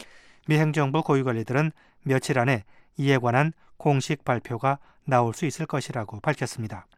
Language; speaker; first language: Korean; native; Korean